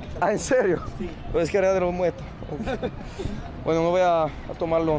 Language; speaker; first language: Spanish; non-native, learner; French